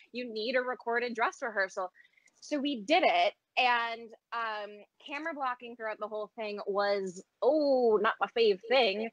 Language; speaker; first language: English; native; English